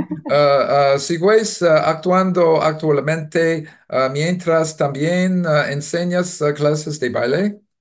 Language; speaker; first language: Spanish; non-native, learner; English